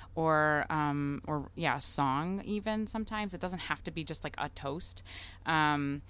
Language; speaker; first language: English; early bilingual, other home language; Russian